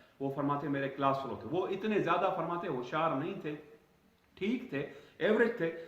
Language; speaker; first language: Urdu; non-native, local second language; Sindhi